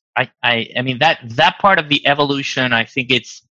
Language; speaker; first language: English; non-native, fluent; Spanish